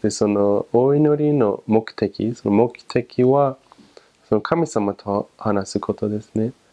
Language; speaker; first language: Japanese; non-native, fluent; English